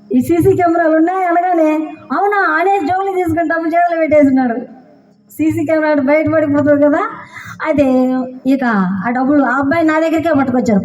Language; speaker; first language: Telugu; non-native, local second language; Tamil